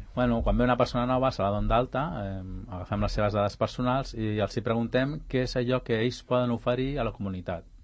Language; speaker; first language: Catalan; native; Catalan